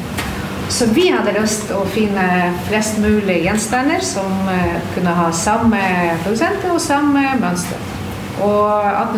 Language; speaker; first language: Norwegian; non-native, fluent; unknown